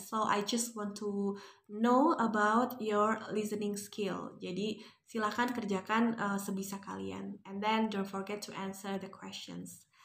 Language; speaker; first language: English; non-native, fluent; Indonesian